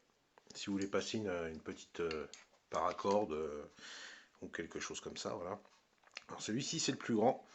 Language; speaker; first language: French; native; French